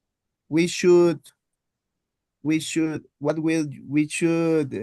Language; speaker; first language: English; non-native, learner; Spanish